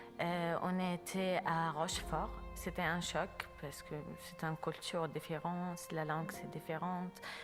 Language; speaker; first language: French; non-native, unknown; Arabic